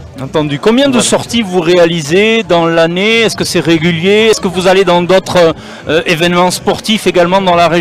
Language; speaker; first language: French; native; French